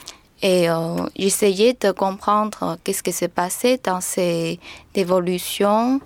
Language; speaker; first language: French; non-native, learner; Chinese